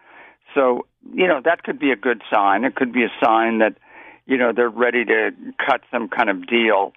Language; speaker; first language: English; native; English